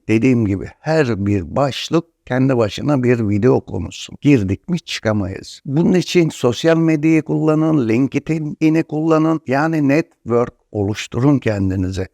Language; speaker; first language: Turkish; native; Turkish